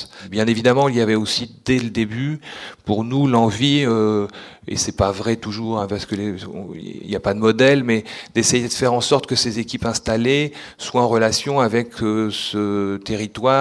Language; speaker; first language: French; native; French